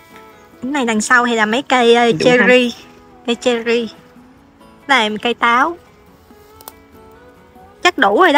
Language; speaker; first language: Vietnamese; native; Vietnamese